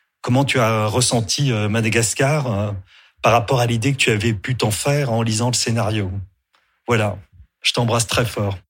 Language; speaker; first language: French; native; French